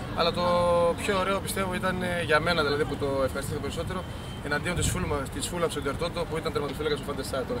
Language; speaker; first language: Greek; early bilingual, heritage; Greek